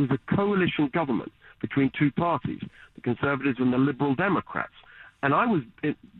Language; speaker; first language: English; native; English